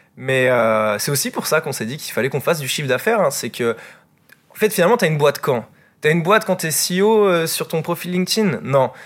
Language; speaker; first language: French; native; French